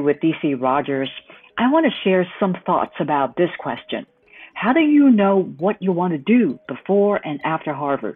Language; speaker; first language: English; non-native, local second language; Cantonese